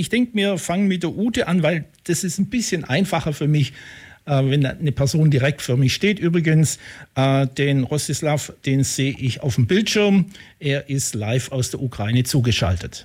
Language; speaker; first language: German; native; German